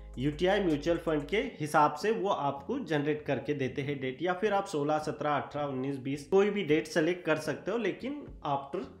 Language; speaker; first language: Hindi; native; Hindi